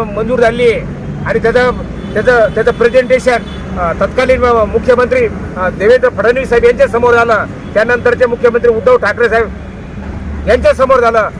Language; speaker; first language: Marathi; native; Marathi